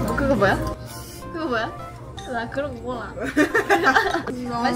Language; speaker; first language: Korean; non-native, learner; Japanese